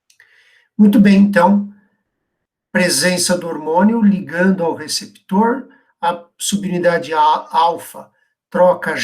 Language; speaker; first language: Portuguese; native; Portuguese